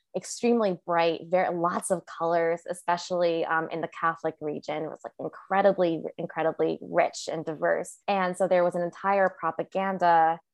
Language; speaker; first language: English; native; English